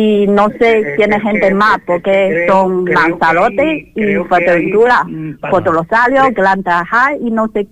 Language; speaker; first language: Spanish; non-native, learner; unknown